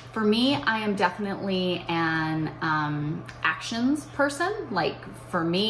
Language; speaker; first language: English; native; English